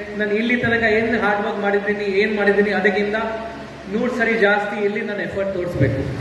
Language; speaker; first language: Kannada; non-native, fluent; Hindi